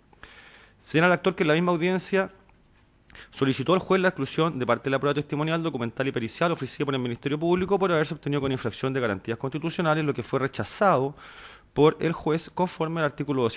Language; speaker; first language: Spanish; native; Spanish